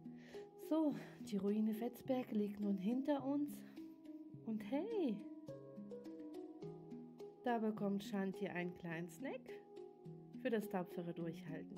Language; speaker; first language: German; native; German